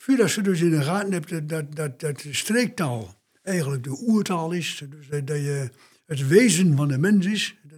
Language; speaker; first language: Dutch; native; Dutch